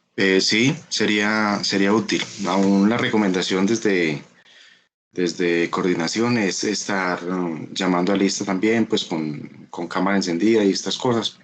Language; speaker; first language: Spanish; native; Spanish